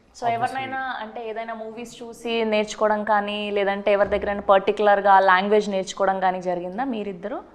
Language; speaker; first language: Telugu; native; Telugu